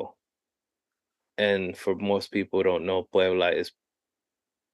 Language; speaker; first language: English; native; English